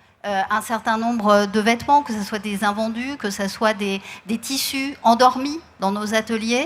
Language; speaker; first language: French; native; French